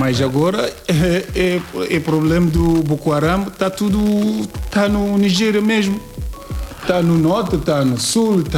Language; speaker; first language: Portuguese; non-native, learner; Yoruba